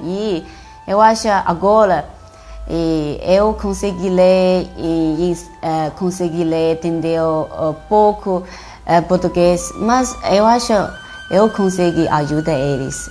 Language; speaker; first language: Portuguese; non-native, learner; Chinese